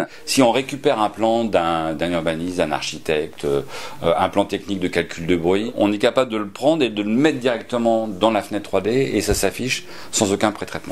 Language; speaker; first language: French; native; French